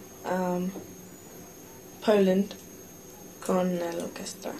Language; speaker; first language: Spanish; non-native, learner; English